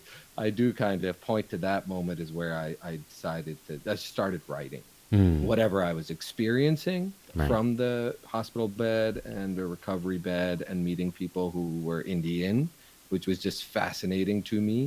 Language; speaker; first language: English; non-native, local second language; Urdu